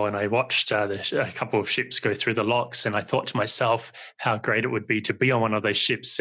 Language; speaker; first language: English; native; English